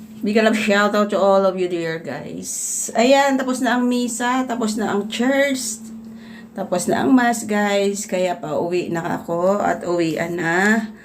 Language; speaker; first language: Filipino; native; Filipino